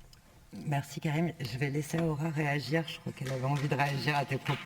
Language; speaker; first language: French; native; French